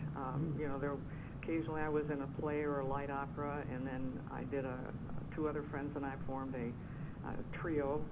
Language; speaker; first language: English; native; English